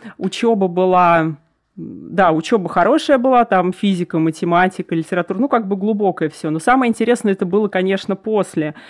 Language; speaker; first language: Russian; native; Russian